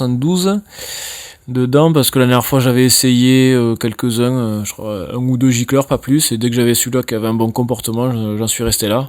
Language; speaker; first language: French; native; French